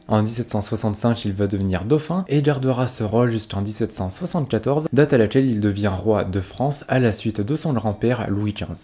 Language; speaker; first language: French; native; French